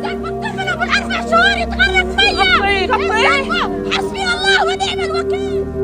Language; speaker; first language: Arabic; native; Arabic